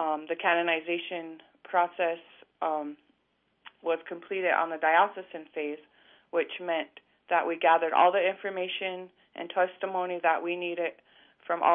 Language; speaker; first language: English; native; English